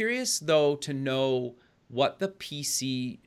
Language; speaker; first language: English; native; English